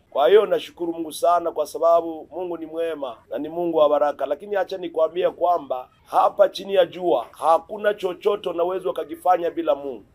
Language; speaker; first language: Swahili; native; Swahili